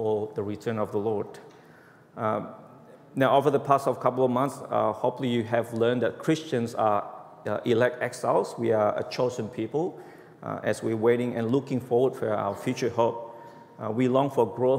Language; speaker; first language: English; non-native, fluent; Indonesian